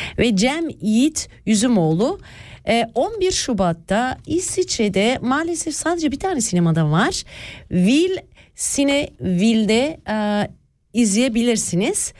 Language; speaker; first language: Turkish; early bilingual, other home language; Swiss German